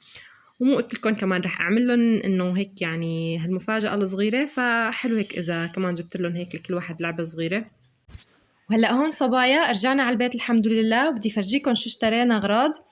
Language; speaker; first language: Arabic; native; Arabic